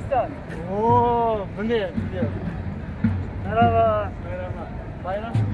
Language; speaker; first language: Turkish; non-native, learner; Kazakh